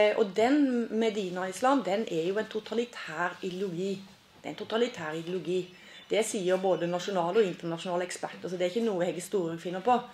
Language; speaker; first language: Norwegian; native; Norwegian